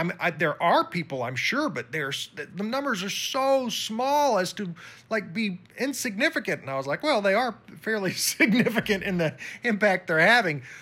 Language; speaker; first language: English; native; English